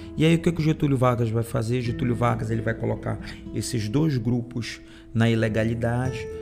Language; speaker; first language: Portuguese; native; Portuguese